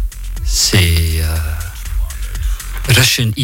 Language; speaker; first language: French; non-native, local second language; Dutch